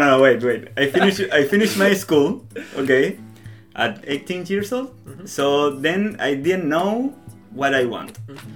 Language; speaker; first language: English; non-native, learner; Spanish